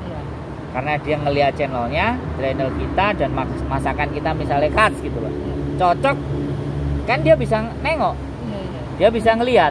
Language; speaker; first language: Indonesian; non-native, local second language; Javanese